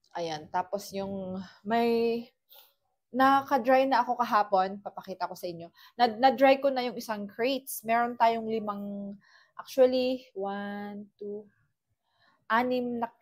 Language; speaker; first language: Filipino; non-native, local second language; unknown